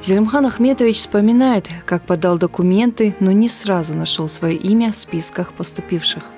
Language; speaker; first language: Russian; native; Russian